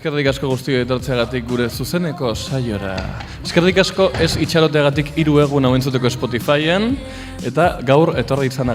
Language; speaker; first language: Basque; native; Basque